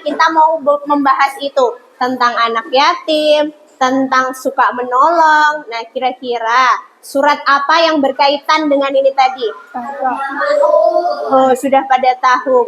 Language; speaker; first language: Indonesian; native; Indonesian